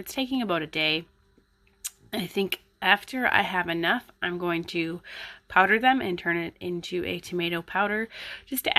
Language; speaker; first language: English; native; English